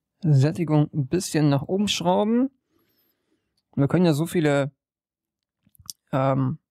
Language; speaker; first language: German; native; German